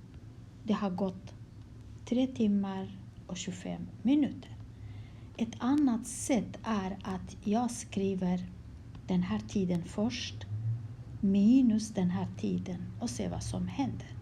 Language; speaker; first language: Swedish; non-native, fluent; Kurdish